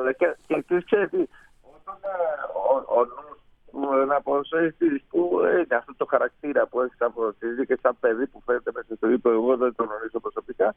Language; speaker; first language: Greek; non-native, fluent; Spanish